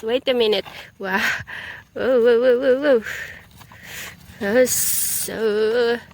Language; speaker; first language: English; non-native, learner; Indonesian